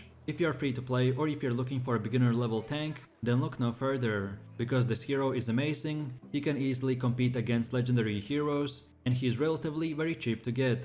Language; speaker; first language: English; non-native, fluent; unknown